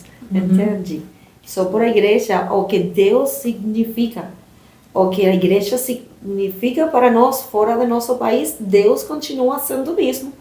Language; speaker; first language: Portuguese; non-native, learner; Spanish